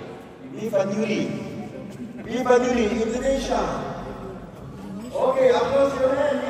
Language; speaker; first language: Dutch; non-native, learner; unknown